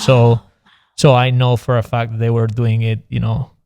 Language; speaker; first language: English; non-native, fluent; Spanish